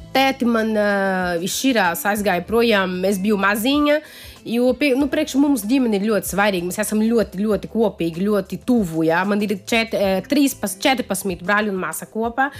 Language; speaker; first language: Latvian; non-native, fluent; Portuguese